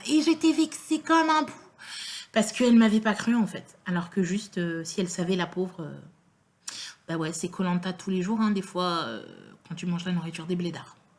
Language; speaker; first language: French; native; French